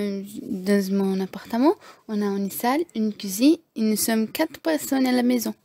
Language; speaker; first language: French; non-native, learner; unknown